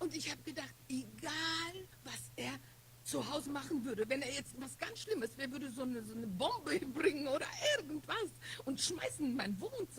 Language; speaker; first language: German; non-native, fluent; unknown